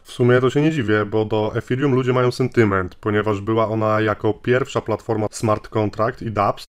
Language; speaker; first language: Polish; native; Polish